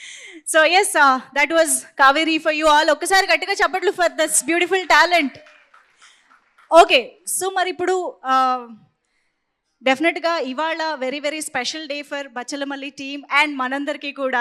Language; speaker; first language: Telugu; native; Telugu